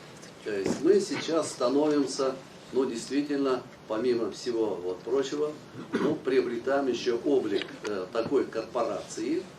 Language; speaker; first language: Russian; native; Russian